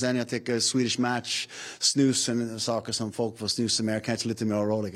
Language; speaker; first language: Swedish; non-native, fluent; English